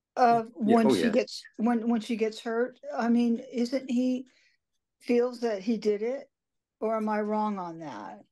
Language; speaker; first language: English; native; English